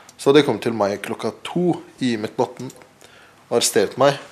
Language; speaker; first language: Norwegian; non-native, learner; Arabic